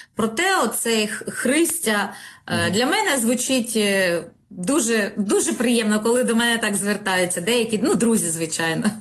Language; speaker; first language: Ukrainian; non-native, local second language; Russian